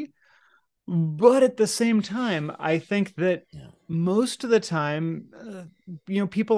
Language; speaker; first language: English; native; English